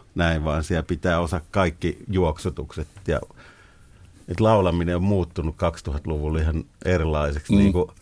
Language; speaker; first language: Finnish; native; Finnish